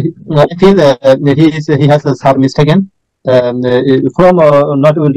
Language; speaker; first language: English; non-native, learner; Bangla